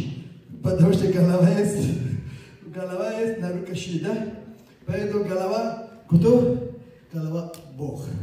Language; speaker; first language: Russian; non-native, learner; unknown